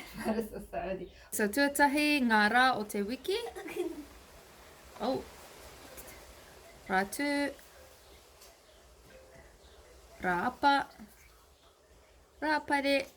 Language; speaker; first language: Māori; non-native, learner; English